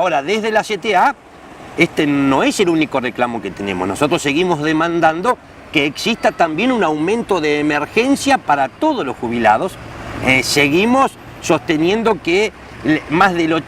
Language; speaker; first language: Spanish; native; Spanish